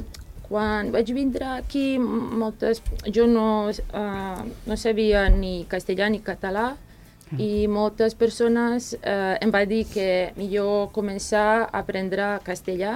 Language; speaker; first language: Catalan; non-native, fluent; Serbian